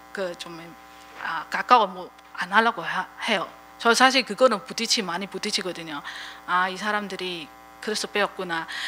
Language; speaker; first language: Korean; non-native, fluent; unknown